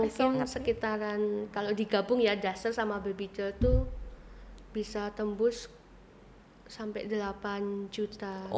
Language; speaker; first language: Indonesian; native; Indonesian